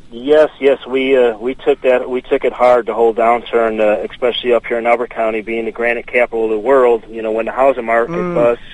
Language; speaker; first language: English; native; English